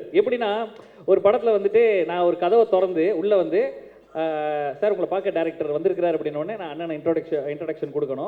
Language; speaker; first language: Tamil; native; Tamil